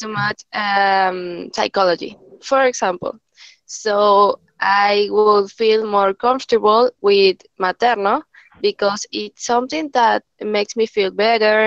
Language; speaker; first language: English; non-native, learner; Spanish